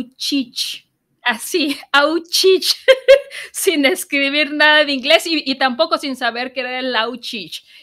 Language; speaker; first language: Spanish; native; Spanish